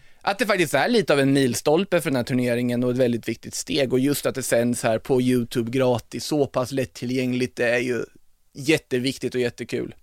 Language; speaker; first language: Swedish; native; Swedish